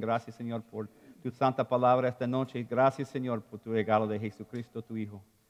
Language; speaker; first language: Spanish; non-native, fluent; English